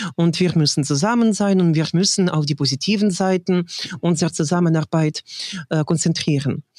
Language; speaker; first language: German; non-native, fluent; Russian